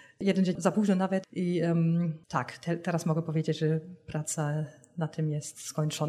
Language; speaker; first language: Polish; non-native, fluent; German